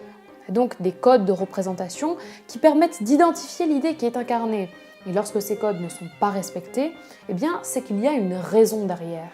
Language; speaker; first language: French; native; French